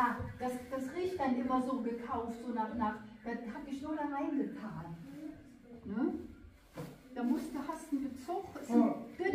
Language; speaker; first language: German; native; German